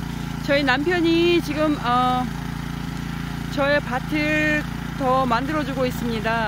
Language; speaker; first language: Korean; native; Korean